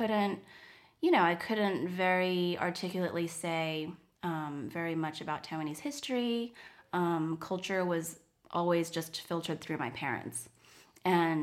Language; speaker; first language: English; non-native, fluent; Chinese